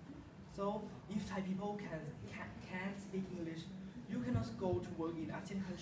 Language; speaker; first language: English; non-native, learner; Thai